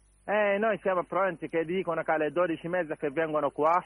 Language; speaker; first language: Italian; non-native, learner; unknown